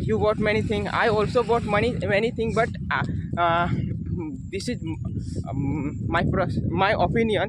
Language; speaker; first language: English; non-native, learner; Hindi